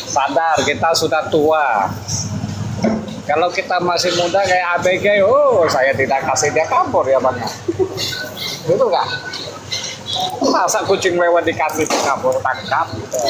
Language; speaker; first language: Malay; non-native, local second language; Hakka Chinese